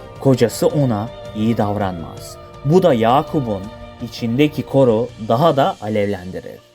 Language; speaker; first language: Turkish; native; Turkish